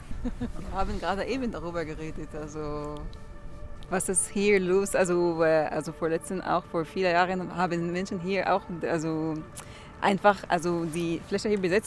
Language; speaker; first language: German; non-native, learner; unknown